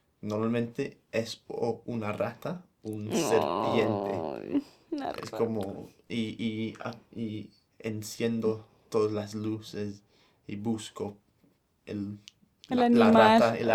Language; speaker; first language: Spanish; non-native, fluent; English